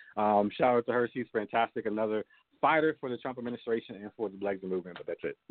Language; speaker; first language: English; native; English